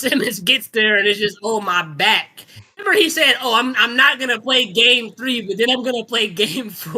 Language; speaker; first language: English; native; English